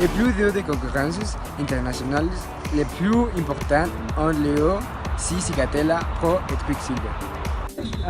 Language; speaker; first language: French; non-native, learner; Spanish